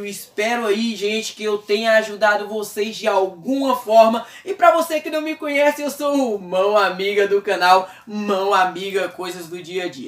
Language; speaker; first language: Portuguese; native; Portuguese